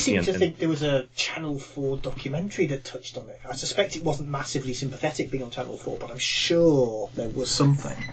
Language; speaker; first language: English; native; English